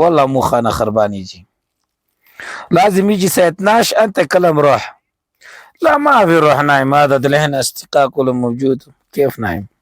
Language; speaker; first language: Arabic; non-native, learner; Urdu